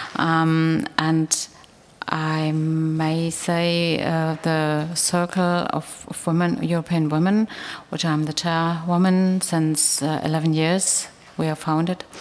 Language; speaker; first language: English; non-native, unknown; German